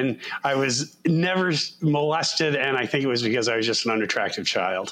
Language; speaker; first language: English; native; English